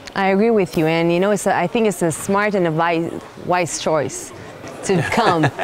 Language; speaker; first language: English; non-native, fluent; Turkish